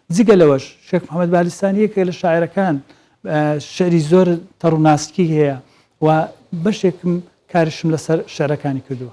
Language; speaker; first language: Central Kurdish; native; Central Kurdish